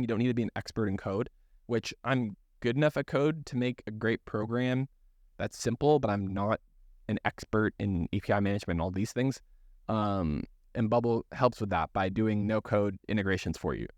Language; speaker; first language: English; native; English